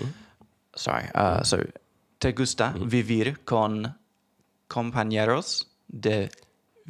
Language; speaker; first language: Spanish; non-native, learner; English